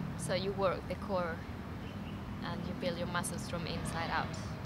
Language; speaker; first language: English; non-native, fluent; Spanish